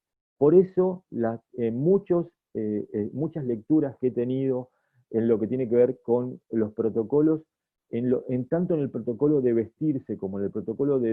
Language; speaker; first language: Spanish; native; Spanish